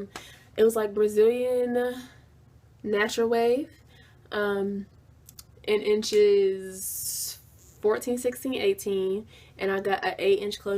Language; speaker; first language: English; native; English